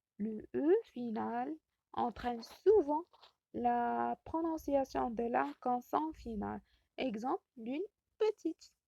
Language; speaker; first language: French; non-native, local second language; Arabic